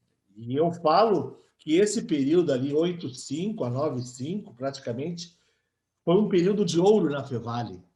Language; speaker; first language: Portuguese; native; Portuguese